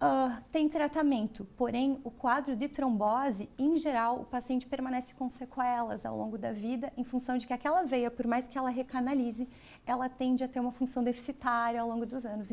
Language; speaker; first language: Portuguese; native; Portuguese